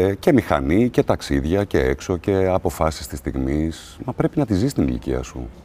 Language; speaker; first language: Greek; native; Greek